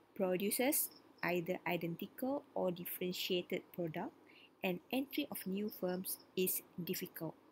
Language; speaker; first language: English; non-native, local second language; Malay